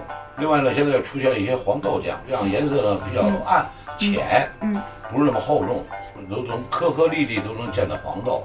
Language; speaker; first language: Chinese; native; Chinese